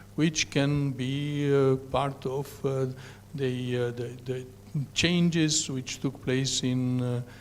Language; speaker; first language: English; non-native, fluent; Romanian